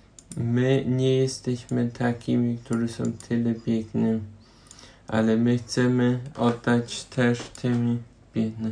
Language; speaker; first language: Polish; non-native, learner; German